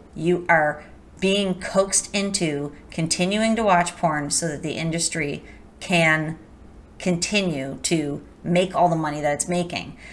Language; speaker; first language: English; native; English